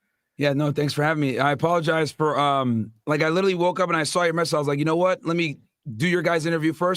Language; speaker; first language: English; native; English